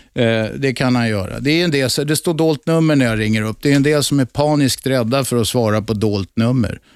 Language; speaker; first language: Swedish; native; Swedish